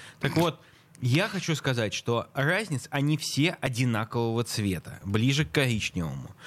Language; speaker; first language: Russian; native; Russian